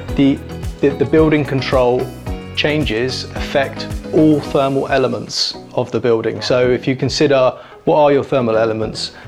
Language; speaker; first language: English; native; English